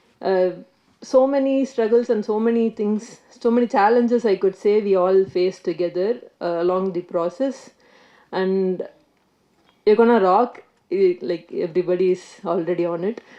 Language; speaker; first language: English; non-native, local second language; Tamil